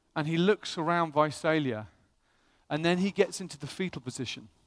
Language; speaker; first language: English; native; English